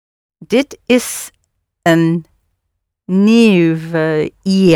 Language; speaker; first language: Dutch; non-native, learner; English